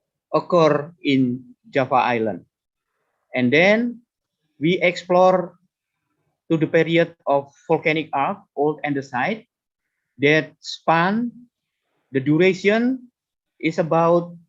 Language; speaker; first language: English; non-native, fluent; Indonesian